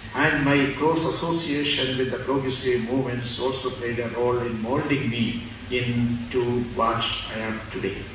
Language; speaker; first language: English; non-native, local second language; Malayalam